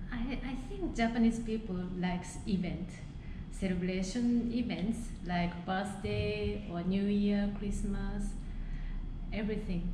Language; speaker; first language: English; non-native, fluent; Japanese